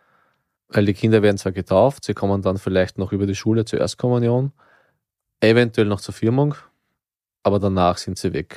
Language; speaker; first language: German; native; German